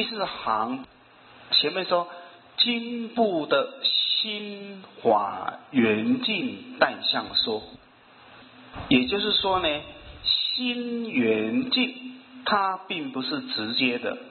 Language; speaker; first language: Chinese; native; Chinese